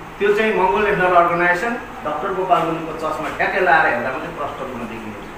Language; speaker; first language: Nepali; non-native, local second language; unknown